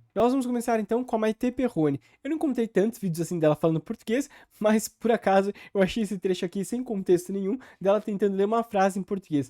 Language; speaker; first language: Portuguese; native; Portuguese